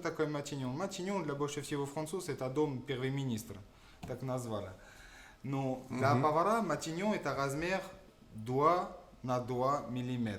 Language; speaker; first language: Russian; non-native, fluent; French